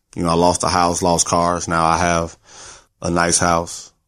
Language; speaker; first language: English; native; English